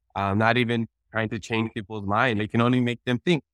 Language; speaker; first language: English; early bilingual, other home language; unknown